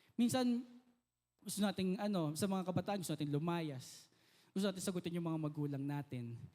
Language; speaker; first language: Filipino; native; Filipino